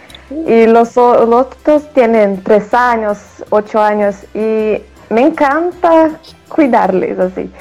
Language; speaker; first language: Spanish; non-native, fluent; Portuguese